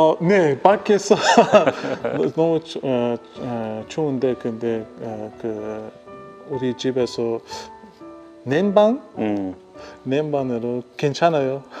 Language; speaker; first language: Korean; non-native, fluent; Persian